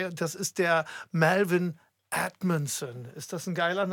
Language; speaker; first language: German; native; German